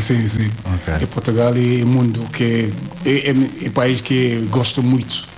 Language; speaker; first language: Portuguese; non-native, learner; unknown